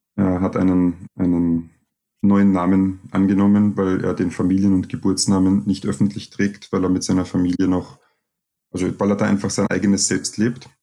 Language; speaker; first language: German; native; German